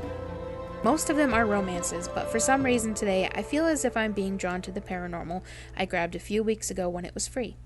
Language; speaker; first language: English; native; English